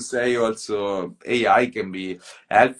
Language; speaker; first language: English; non-native, fluent; Italian